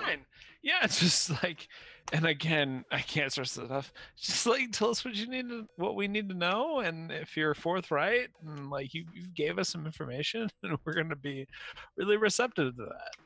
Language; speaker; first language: English; native; English